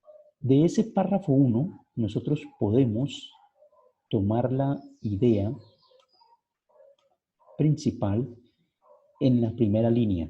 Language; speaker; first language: Spanish; native; Spanish